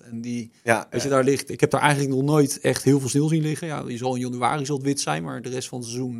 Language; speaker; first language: Dutch; native; Dutch